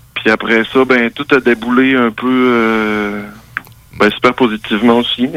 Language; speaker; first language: French; native; French